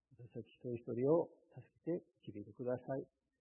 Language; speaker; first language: Japanese; non-native, fluent; English